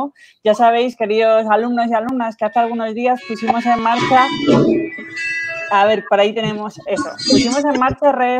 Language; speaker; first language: Spanish; native; Spanish